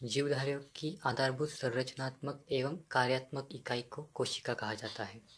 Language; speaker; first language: Hindi; non-native, local second language; Marathi